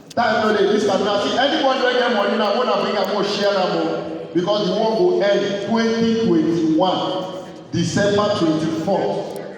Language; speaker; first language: Nigerian Pidgin; native; Nigerian Pidgin